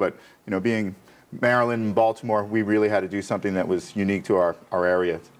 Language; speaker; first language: English; native; English